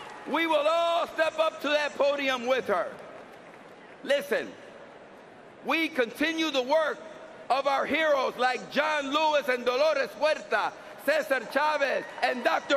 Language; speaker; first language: English; early bilingual, other home language; Spanish